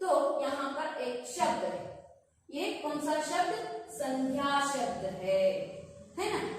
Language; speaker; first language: Hindi; non-native, local second language; Kannada